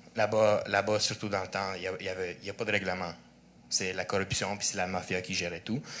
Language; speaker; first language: French; early bilingual, other home language; Russian